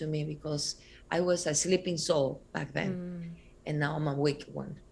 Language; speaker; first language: English; non-native, fluent; Spanish